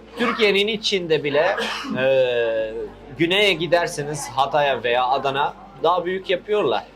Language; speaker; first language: Turkish; non-native, fluent; Arabic